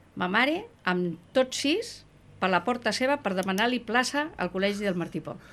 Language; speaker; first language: Catalan; non-native, local second language; Spanish